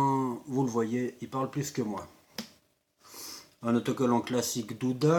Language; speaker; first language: French; native; French